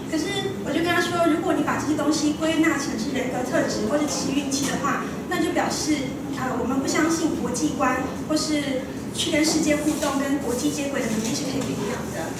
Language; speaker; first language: Chinese; native; Chinese